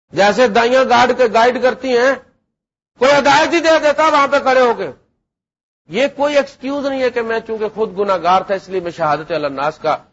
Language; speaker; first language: Urdu; non-native, local second language; Punjabi